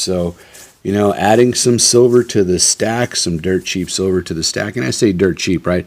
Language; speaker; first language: English; native; English